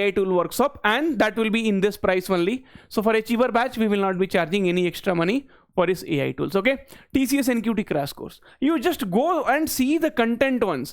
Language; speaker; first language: English; non-native, local second language; Hindi